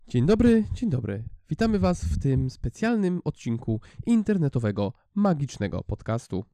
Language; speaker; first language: Polish; native; Polish